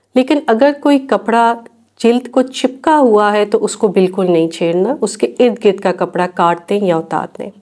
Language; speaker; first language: Urdu; native; Urdu